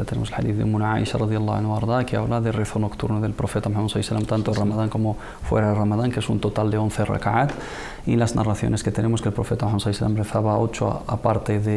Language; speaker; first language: Spanish; native; Spanish